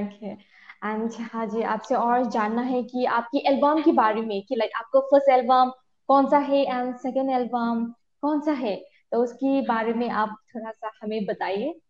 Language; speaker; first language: Hindi; non-native, local second language; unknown